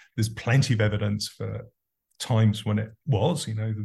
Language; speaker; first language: English; native; English